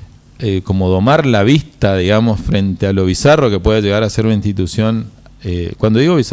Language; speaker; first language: Spanish; native; Spanish